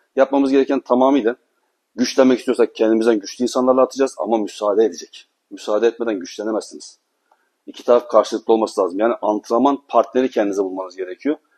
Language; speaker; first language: Turkish; native; Turkish